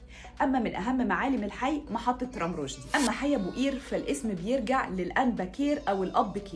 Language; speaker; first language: Arabic; native; Arabic